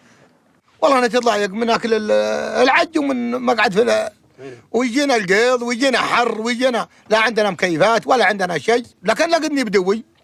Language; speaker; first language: Arabic; native; Arabic